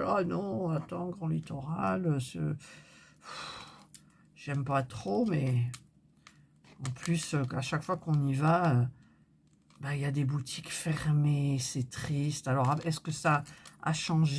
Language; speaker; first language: French; native; French